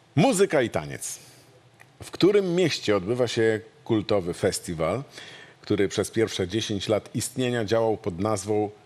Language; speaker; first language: Polish; native; Polish